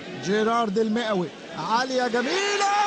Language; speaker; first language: Arabic; native; Arabic